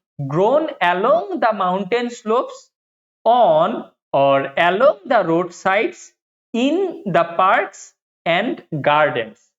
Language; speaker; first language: English; non-native, local second language; Bangla